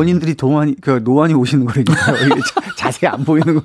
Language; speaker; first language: Korean; native; Korean